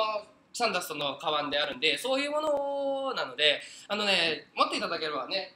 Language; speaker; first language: Japanese; native; Japanese